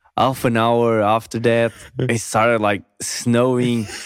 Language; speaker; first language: English; non-native, fluent; Portuguese